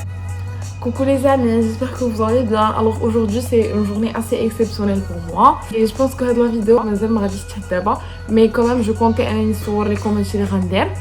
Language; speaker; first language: French; non-native, local second language; Arabic